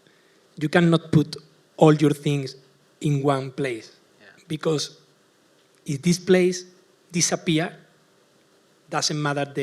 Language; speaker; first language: English; non-native, learner; Spanish